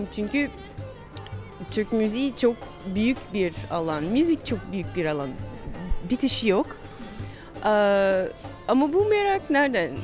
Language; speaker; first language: Turkish; non-native, fluent; English